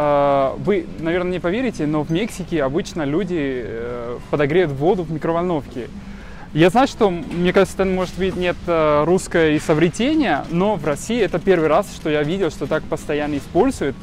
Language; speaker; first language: Russian; non-native, fluent; Spanish